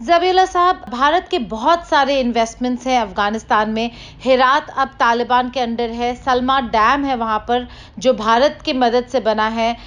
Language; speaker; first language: Urdu; native; Urdu